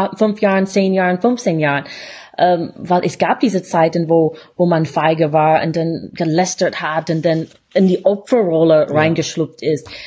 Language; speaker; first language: German; non-native, fluent; English